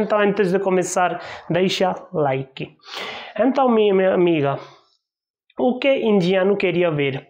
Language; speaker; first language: Portuguese; non-native, learner; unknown